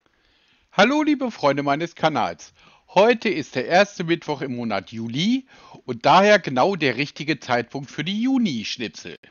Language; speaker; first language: German; native; German